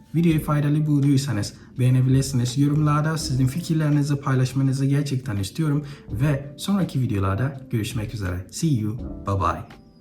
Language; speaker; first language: Turkish; non-native, fluent; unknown